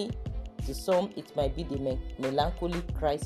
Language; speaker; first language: English; non-native, local second language; Yoruba